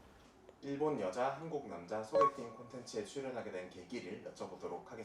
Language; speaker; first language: Korean; native; Korean